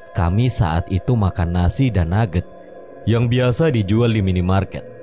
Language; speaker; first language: Indonesian; native; Indonesian